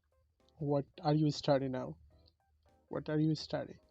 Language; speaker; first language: English; non-native, learner; Bangla